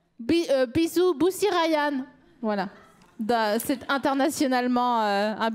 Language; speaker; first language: French; native; French